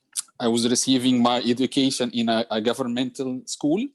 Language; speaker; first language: English; non-native, learner; Arabic